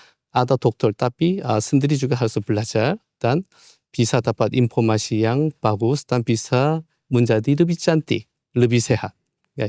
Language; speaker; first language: Indonesian; non-native, learner; Korean